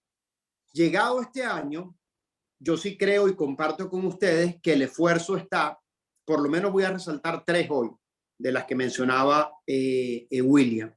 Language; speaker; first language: Spanish; native; Spanish